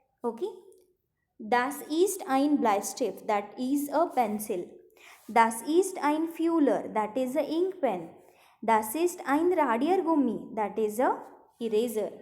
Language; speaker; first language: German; non-native, fluent; Marathi